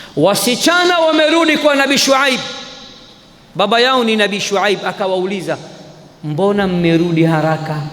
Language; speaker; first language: Swahili; native; Swahili